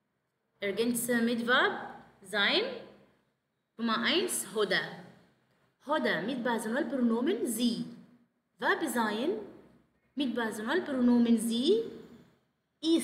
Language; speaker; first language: German; non-native, fluent; Arabic